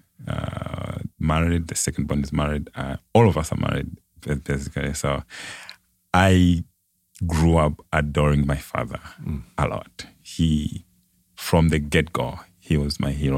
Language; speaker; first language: English; non-native, local second language; Nyanja